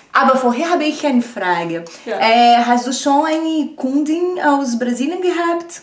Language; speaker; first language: German; non-native, fluent; Portuguese